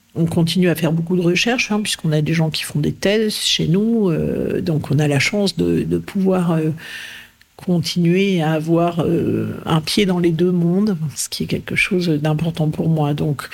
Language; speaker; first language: French; native; French